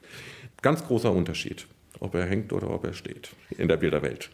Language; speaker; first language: German; native; German